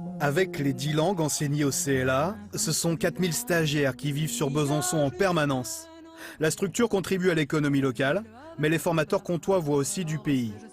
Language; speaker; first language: French; native; French